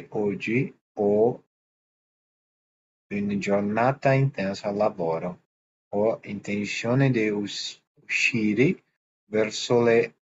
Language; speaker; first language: Italian; non-native, learner; Portuguese